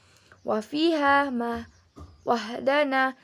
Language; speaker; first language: Arabic; non-native, learner; Indonesian